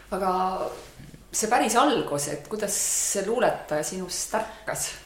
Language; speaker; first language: Estonian; native; Estonian